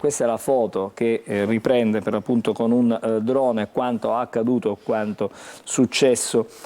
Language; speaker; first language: Italian; native; Italian